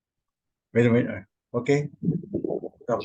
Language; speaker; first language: English; non-native, learner; Indonesian